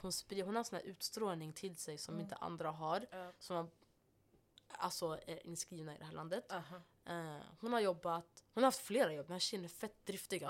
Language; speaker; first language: Swedish; non-native, local second language; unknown